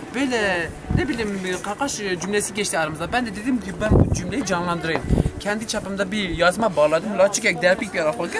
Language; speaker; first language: Turkish; non-native, local second language; Kurdish